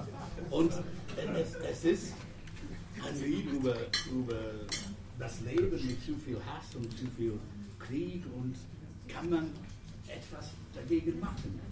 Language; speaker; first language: German; non-native, fluent; English